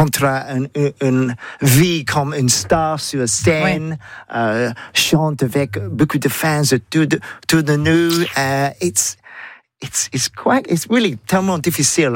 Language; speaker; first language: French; non-native, learner; English